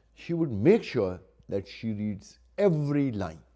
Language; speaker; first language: English; non-native, local second language; Pashto